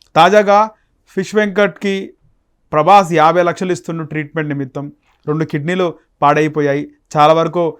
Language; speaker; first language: Telugu; native; Telugu